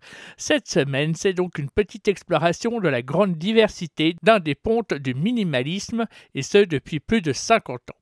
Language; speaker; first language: French; native; French